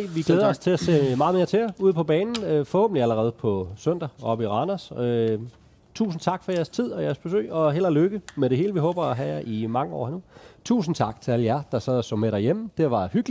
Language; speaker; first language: Danish; native; Danish